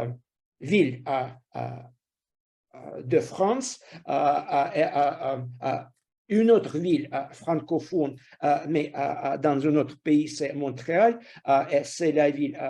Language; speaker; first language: French; non-native, fluent; Russian